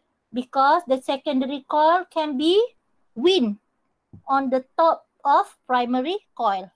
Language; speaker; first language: English; non-native, local second language; Malay